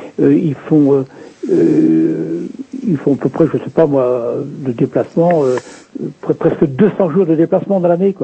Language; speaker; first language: French; native; French